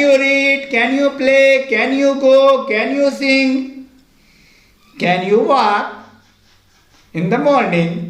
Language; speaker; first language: English; non-native, local second language; Hindi